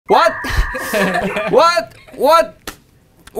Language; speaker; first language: English; non-native, learner; Korean